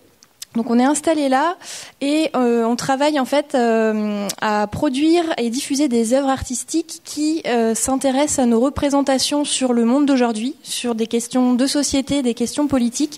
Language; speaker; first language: French; native; French